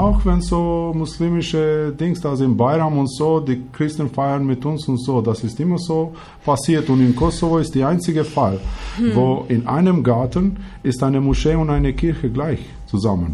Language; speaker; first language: German; non-native, learner; Albanian